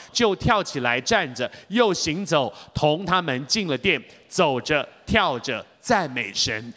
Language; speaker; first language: Chinese; native; Chinese